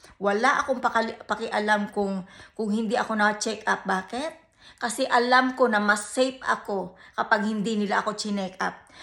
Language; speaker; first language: Filipino; native; Filipino